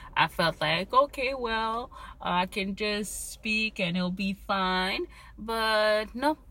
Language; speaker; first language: English; non-native, fluent; French